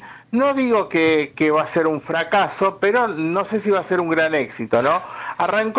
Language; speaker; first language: Spanish; native; Spanish